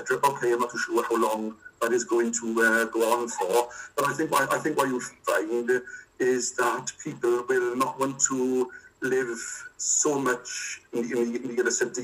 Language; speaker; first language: English; native; English